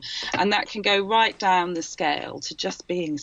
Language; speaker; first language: English; native; English